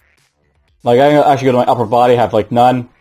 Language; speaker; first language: English; native; English